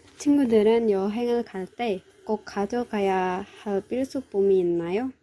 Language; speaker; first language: Korean; non-native, learner; Indonesian